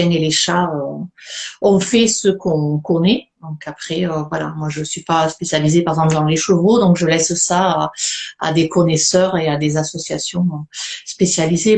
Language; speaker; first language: French; native; French